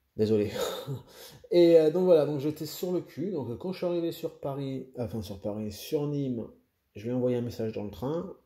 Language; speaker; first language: French; native; French